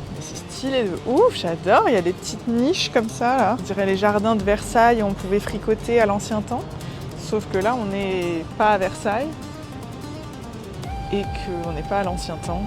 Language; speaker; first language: French; native; French